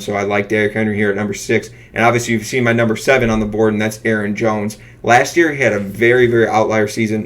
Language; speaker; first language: English; native; English